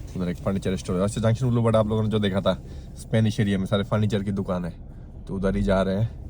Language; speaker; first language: Urdu; non-native, fluent; Bangla